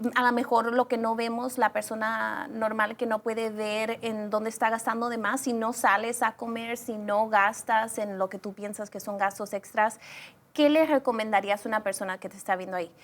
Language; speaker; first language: Spanish; early bilingual, other home language; English